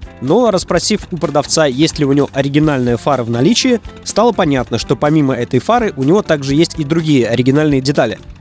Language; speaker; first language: Russian; native; Russian